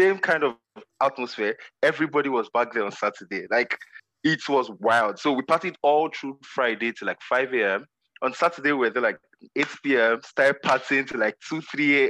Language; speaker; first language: English; non-native, local second language; Yoruba